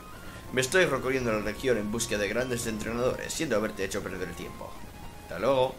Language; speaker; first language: Spanish; native; Spanish